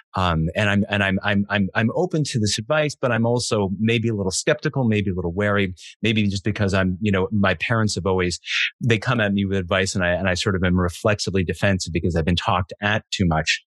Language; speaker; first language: English; native; English